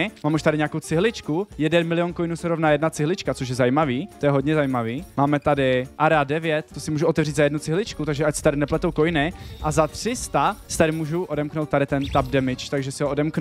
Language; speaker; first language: Czech; native; Czech